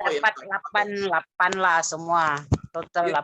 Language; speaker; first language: Malay; native; Malay